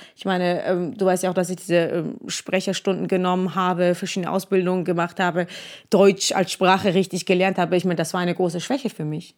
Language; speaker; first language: German; non-native, fluent; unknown